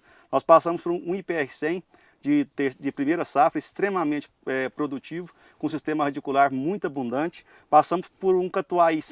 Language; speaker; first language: Portuguese; native; Portuguese